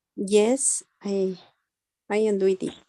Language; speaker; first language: English; non-native, learner; Spanish